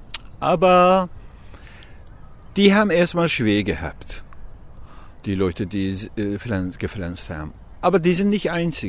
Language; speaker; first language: German; non-native, learner; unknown